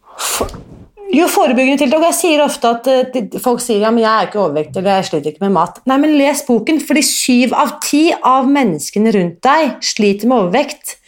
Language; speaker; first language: Norwegian; native; Norwegian